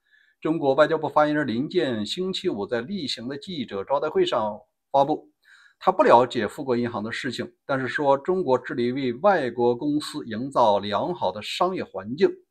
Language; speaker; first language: Chinese; native; Chinese